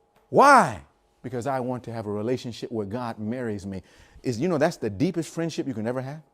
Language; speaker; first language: English; native; English